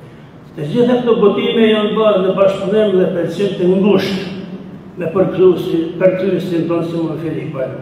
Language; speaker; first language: Albanian; native; Albanian